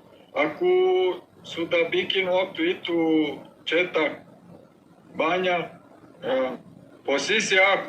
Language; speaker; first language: Indonesian; non-native, learner; Romanian